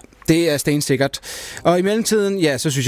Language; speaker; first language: Danish; native; Danish